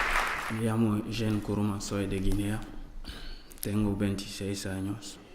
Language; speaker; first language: Spanish; non-native, learner; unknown